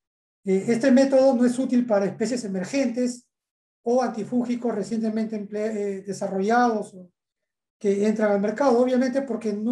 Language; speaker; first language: Spanish; native; Spanish